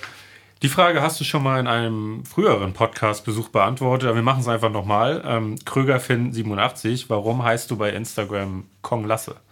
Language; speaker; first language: German; native; German